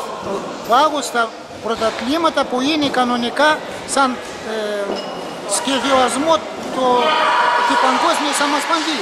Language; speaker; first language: Greek; non-native, learner; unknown